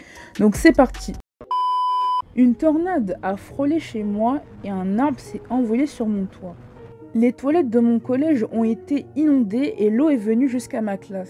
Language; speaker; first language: French; native; French